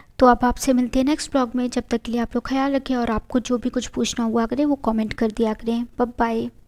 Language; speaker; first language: Hindi; native; Hindi